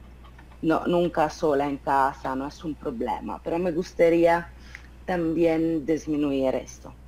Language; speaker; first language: Spanish; non-native, fluent; Italian